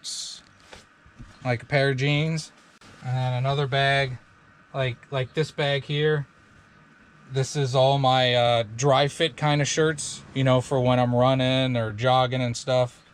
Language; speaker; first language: English; native; English